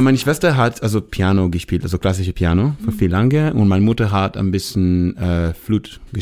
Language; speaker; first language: German; non-native, learner; Hebrew